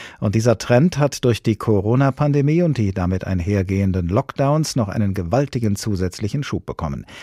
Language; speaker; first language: German; native; German